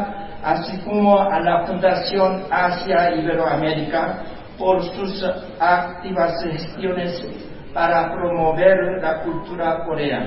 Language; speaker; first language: Spanish; non-native, fluent; Korean